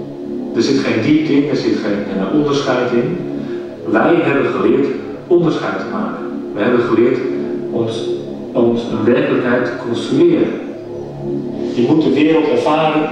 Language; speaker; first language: Dutch; native; Dutch